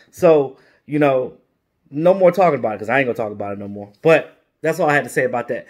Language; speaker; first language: English; native; English